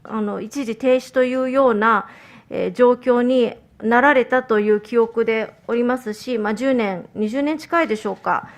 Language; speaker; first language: Japanese; native; Japanese